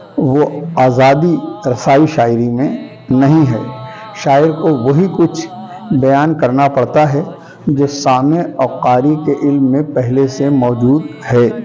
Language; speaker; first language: Urdu; native; Urdu